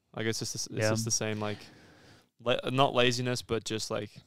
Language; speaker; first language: English; native; English